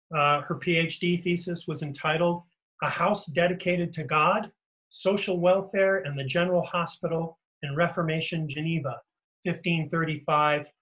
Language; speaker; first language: English; native; English